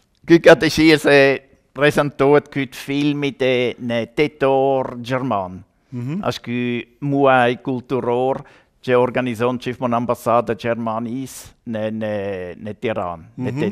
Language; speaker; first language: Albanian; non-native, learner; German